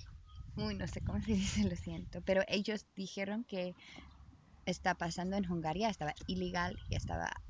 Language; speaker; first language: Spanish; non-native, learner; English